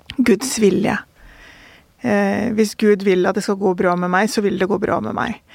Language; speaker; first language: Norwegian; early bilingual, other home language; Urdu